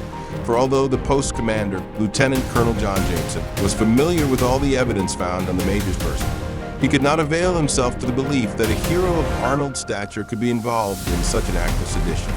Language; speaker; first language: English; native; English